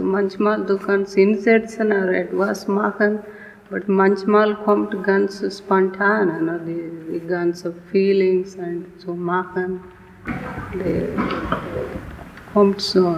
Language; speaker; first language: German; non-native, learner; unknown